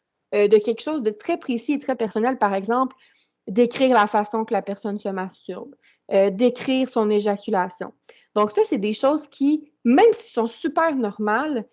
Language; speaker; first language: French; native; French